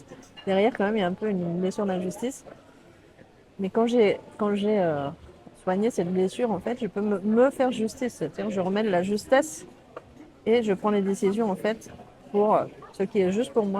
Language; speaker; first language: French; native; French